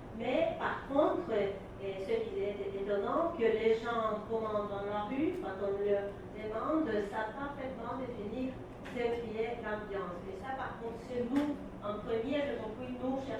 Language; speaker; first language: French; non-native, fluent; Portuguese